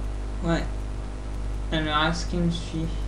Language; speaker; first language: French; native; French